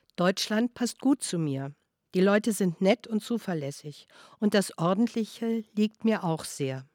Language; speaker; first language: German; non-native, fluent; French